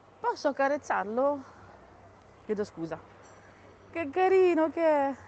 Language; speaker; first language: Italian; native; Italian